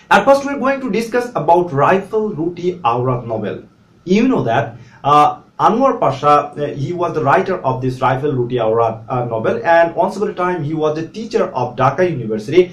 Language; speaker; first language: English; non-native, local second language; Bangla